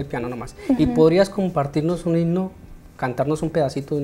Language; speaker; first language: Spanish; native; Spanish